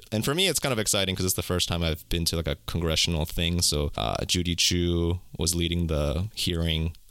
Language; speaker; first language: English; native; English